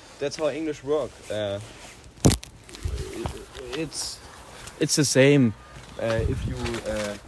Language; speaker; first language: English; non-native, learner; German